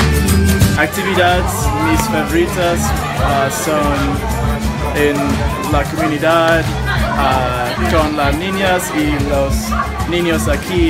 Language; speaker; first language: Spanish; non-native, learner; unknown